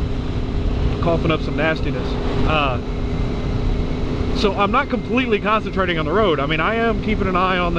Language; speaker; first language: English; native; English